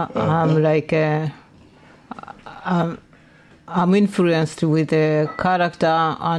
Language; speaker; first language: English; non-native, local second language; Gusii